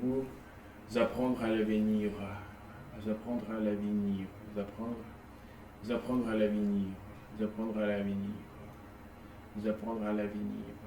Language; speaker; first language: French; non-native, learner; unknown